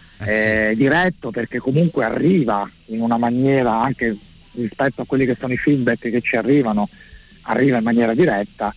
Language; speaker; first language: Italian; native; Italian